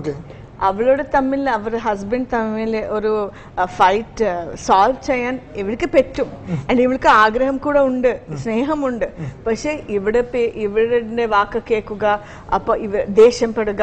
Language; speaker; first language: Malayalam; non-native, learner; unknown